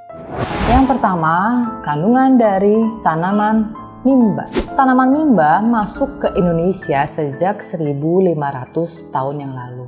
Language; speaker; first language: Indonesian; native; Indonesian